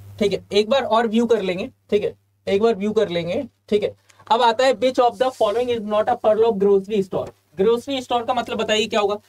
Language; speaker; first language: Hindi; native; Hindi